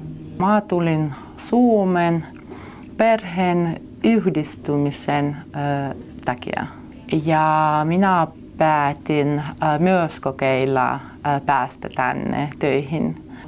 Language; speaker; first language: Finnish; non-native, learner; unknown